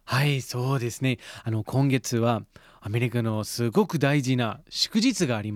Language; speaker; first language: Japanese; non-native, fluent; English